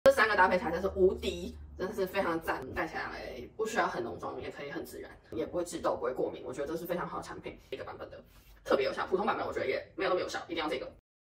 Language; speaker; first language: Chinese; native; Chinese